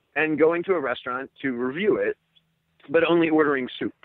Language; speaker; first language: English; native; English